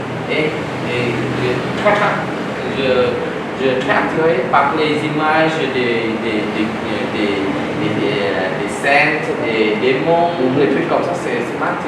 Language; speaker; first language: French; non-native, learner; Vietnamese